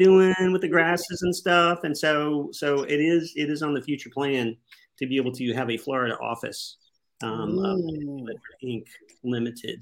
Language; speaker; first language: English; native; English